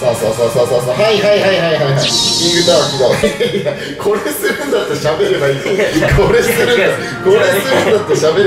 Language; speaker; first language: Japanese; native; Japanese